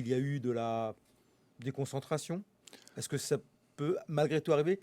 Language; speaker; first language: French; native; French